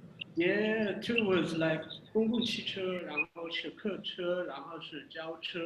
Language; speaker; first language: Chinese; non-native, learner; English